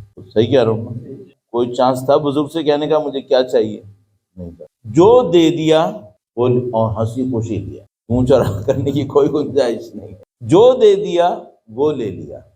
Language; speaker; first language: Urdu; native; Urdu